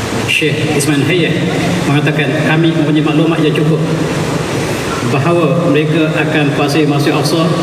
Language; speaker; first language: Malay; native; Malay